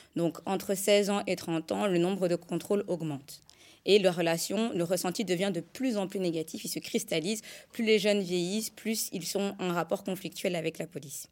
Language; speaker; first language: French; native; French